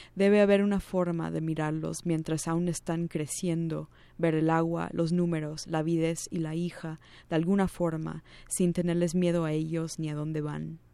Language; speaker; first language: Spanish; non-native, fluent; English